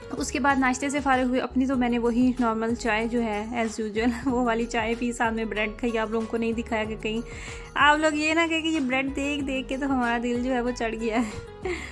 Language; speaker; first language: Urdu; native; Urdu